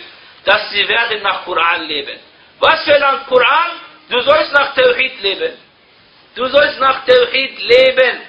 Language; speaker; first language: German; non-native, fluent; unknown